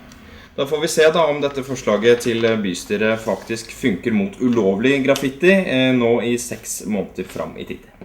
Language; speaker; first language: Norwegian; native; Norwegian